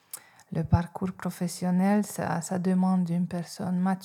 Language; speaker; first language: French; non-native, fluent; Hungarian